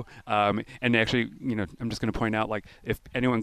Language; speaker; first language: English; native; English